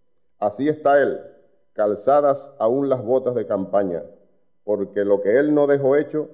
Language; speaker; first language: Spanish; native; Spanish